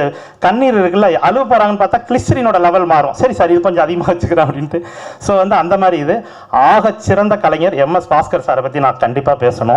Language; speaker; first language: Tamil; native; Tamil